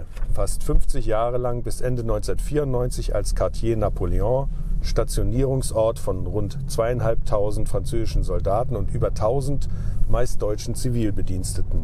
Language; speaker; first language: German; native; German